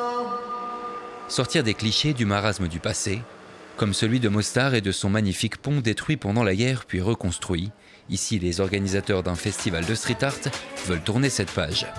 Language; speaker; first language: French; native; French